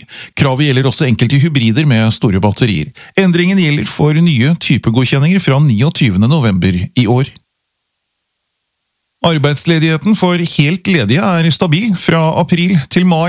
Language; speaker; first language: Norwegian; native; Norwegian